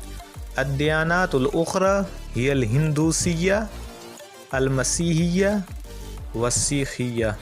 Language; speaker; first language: Arabic; non-native, learner; Urdu